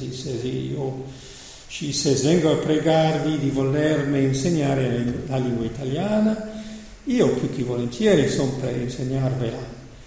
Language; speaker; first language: Italian; non-native, fluent; English